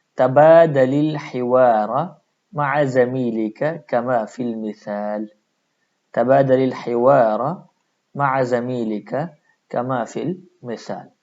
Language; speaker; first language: Arabic; non-native, fluent; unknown